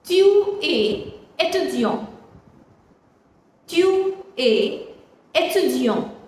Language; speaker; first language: French; non-native, fluent; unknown